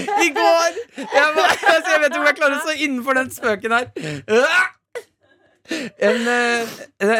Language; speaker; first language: Norwegian; native; Norwegian